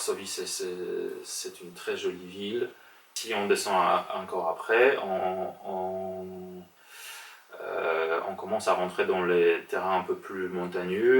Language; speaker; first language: French; non-native, fluent; Polish